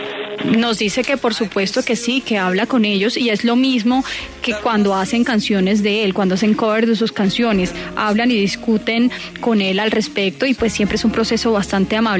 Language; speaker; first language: Spanish; native; Spanish